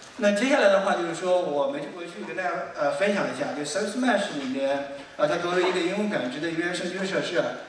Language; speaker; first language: Chinese; native; Chinese